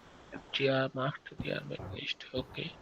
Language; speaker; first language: German; non-native, learner; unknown